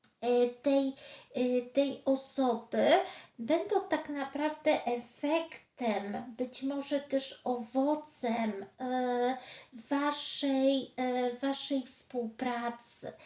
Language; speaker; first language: Polish; native; Polish